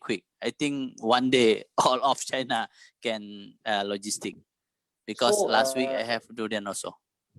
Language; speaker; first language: English; non-native, learner; Thai